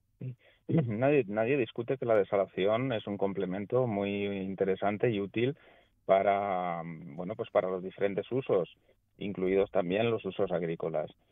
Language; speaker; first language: Spanish; native; Spanish